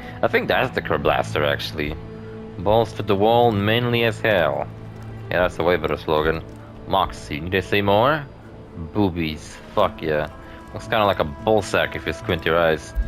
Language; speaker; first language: English; non-native, fluent; Polish